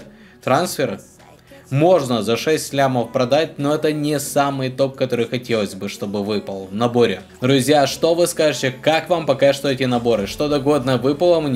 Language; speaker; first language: Russian; native; Russian